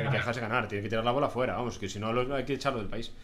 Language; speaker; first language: Spanish; native; Spanish